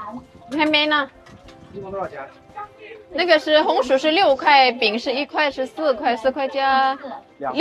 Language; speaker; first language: Chinese; non-native, local second language; Indonesian